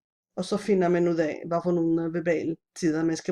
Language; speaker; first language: Danish; non-native, fluent; Italian